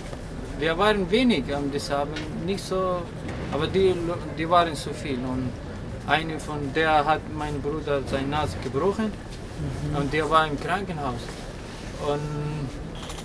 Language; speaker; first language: German; non-native, learner; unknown